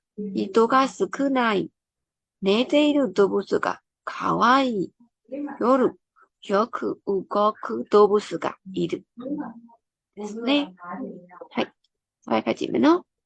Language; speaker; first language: Japanese; non-native, fluent; Burmese